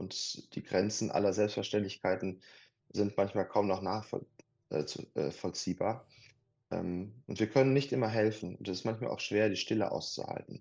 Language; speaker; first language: German; native; German